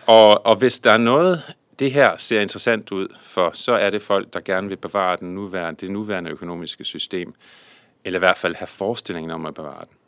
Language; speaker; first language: Danish; early bilingual, other home language; English